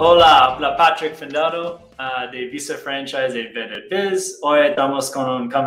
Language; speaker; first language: Spanish; non-native, fluent; Portuguese